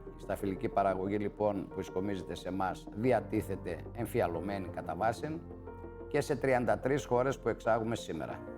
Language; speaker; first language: Greek; native; Greek